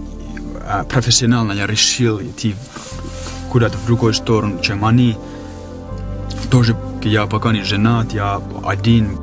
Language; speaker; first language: Russian; non-native, fluent; Finnish